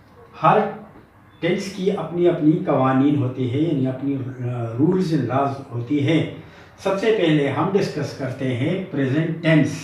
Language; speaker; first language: Urdu; native; Urdu